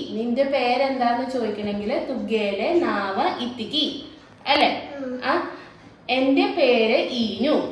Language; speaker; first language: Malayalam; non-native, local second language; Konkani